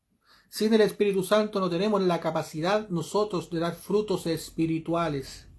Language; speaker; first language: Spanish; native; Spanish